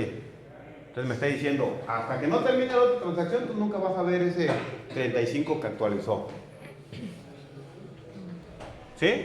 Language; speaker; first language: Spanish; native; Spanish